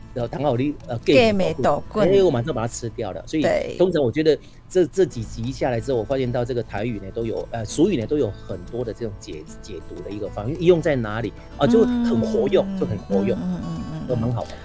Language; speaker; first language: Chinese; non-native, local second language; Min Nan Chinese